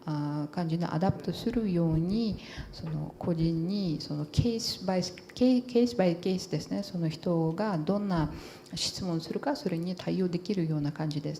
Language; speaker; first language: Japanese; non-native, fluent; Portuguese